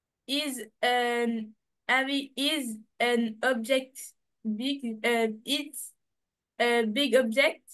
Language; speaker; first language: English; non-native, learner; French